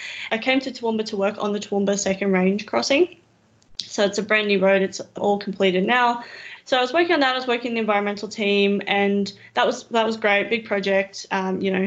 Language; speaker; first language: English; native; English